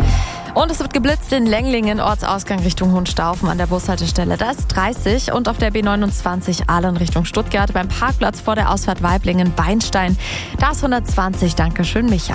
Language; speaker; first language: German; native; German